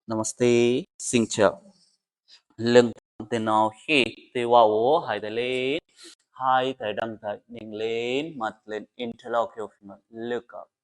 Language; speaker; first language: Vietnamese; non-native, learner; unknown